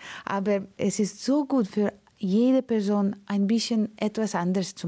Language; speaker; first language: German; non-native, fluent; Russian